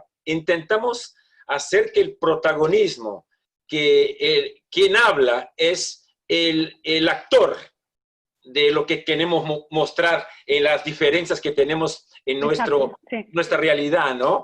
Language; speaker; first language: Spanish; non-native, fluent; Portuguese